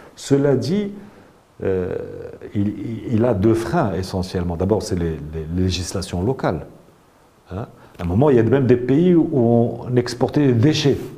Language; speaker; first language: French; non-native, local second language; Arabic